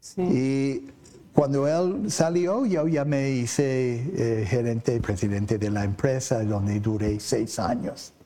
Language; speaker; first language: Spanish; non-native, fluent; English